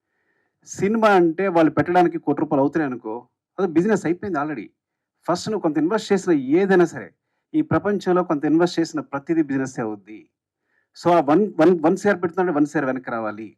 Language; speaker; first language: Telugu; native; Telugu